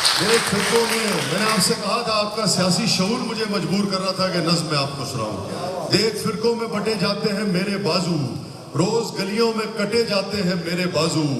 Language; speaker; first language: Urdu; non-native, local second language; Punjabi